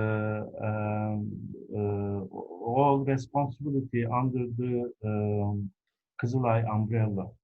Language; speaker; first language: English; non-native, fluent; Turkish